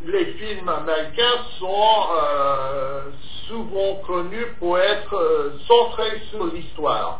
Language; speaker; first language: French; non-native, fluent; English